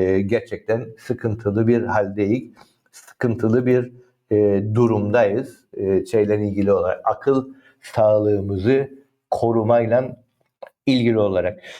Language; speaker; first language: Turkish; native; Turkish